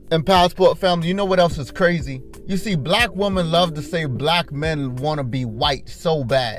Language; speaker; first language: English; native; English